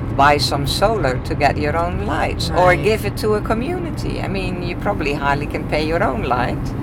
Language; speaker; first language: English; non-native, fluent; Dutch